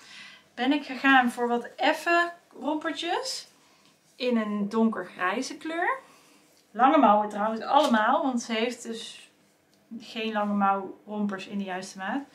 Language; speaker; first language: Dutch; native; Dutch